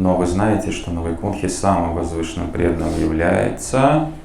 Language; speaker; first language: Russian; native; Russian